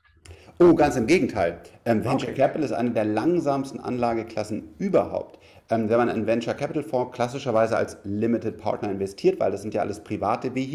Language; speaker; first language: German; native; German